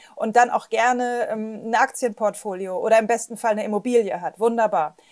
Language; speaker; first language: German; native; German